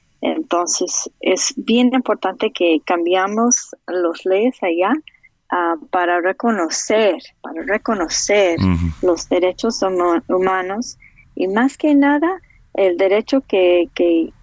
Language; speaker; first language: Spanish; non-native, fluent; English